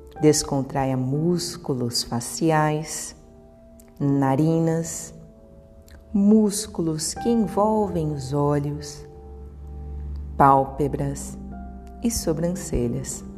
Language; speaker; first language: Portuguese; native; Portuguese